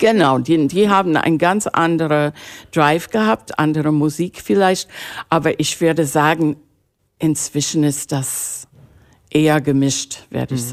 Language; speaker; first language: German; non-native, fluent; English